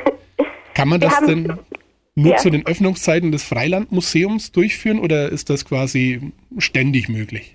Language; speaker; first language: German; native; German